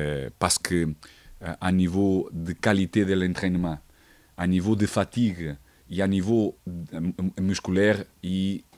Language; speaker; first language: French; non-native, fluent; Portuguese